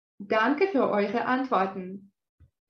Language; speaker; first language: German; non-native, fluent; Russian